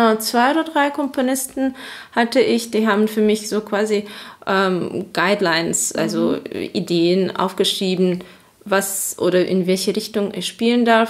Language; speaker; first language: German; non-native, fluent; Azerbaijani